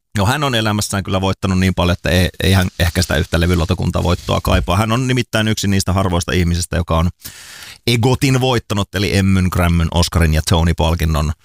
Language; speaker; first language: Finnish; native; Finnish